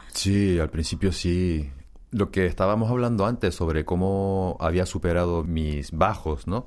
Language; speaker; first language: Spanish; early bilingual, other home language; Korean